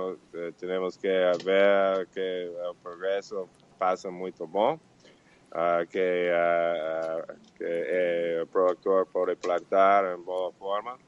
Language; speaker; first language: Portuguese; non-native, learner; Spanish